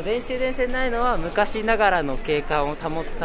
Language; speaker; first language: Japanese; native; Japanese